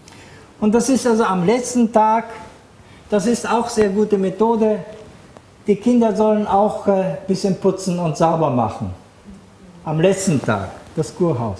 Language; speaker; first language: German; non-native, fluent; Japanese